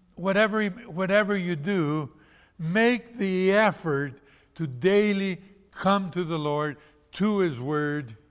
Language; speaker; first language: English; non-native, fluent; Portuguese